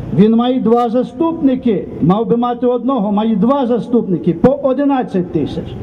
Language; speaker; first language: Ukrainian; native; Ukrainian